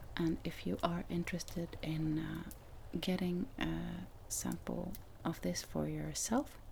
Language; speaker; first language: English; non-native, fluent; Norwegian